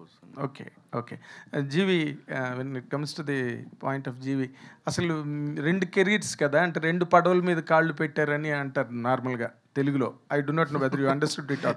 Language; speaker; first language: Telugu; native; Telugu